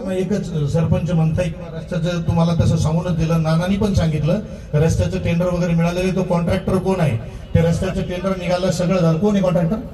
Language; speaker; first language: Marathi; non-native, local second language; Lambadi